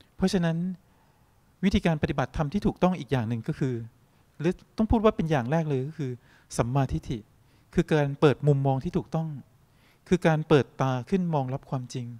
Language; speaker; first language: Thai; native; Thai